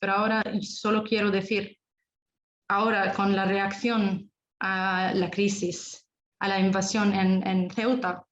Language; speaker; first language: Spanish; non-native, fluent; Arabic